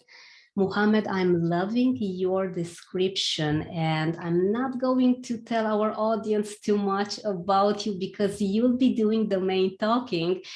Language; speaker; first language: English; non-native, fluent; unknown